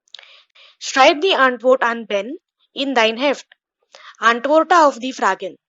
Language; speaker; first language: German; non-native, fluent; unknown